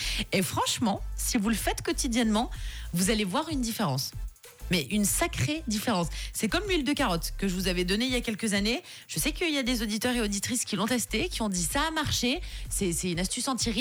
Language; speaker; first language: French; native; French